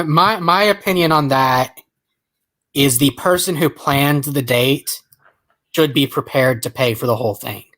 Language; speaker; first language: English; native; English